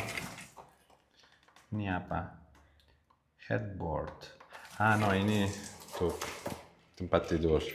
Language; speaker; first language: Indonesian; non-native, learner; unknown